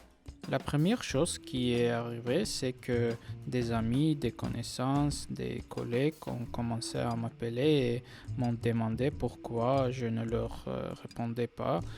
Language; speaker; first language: French; non-native, learner; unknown